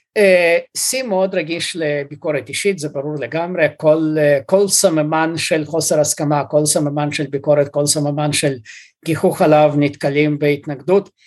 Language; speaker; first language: Hebrew; early bilingual, other home language; Russian